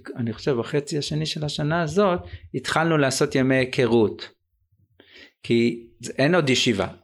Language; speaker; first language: Hebrew; native; Hebrew